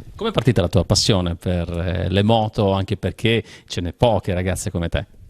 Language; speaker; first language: Italian; native; Italian